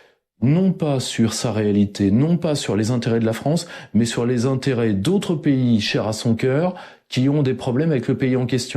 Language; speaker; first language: French; native; French